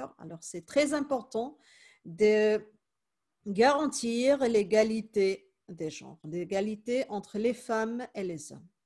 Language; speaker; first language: French; non-native, fluent; Spanish